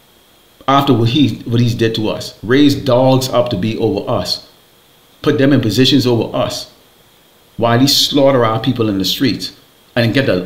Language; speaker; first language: English; native; English